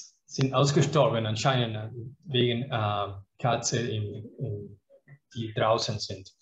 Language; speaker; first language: German; non-native, fluent; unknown